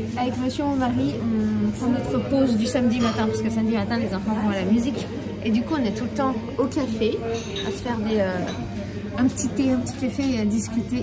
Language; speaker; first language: French; native; French